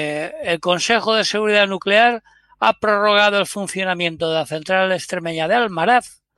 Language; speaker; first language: Spanish; native; Spanish